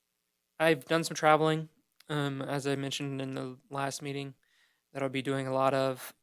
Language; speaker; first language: English; native; English